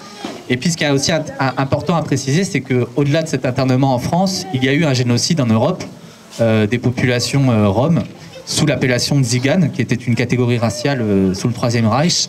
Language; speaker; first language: French; native; French